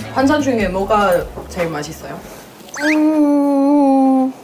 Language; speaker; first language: Korean; non-native, fluent; Finnish